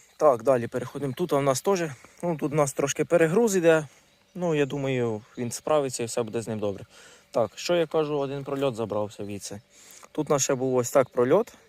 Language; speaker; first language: Ukrainian; non-native, local second language; Russian